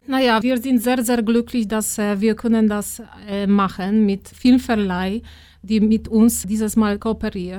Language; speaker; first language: German; non-native, fluent; Polish